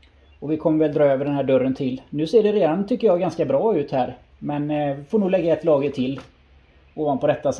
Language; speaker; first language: Swedish; native; Swedish